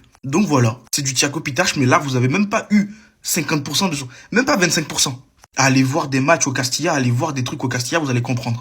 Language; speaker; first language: French; native; French